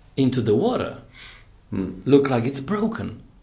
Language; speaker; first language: English; non-native, fluent; Polish